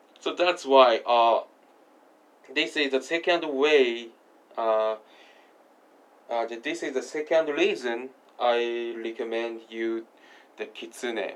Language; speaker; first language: English; non-native, learner; Japanese